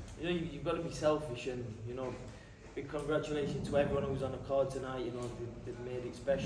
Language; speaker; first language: English; native; English